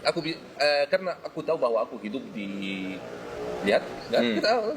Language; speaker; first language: Indonesian; non-native, fluent; Arabic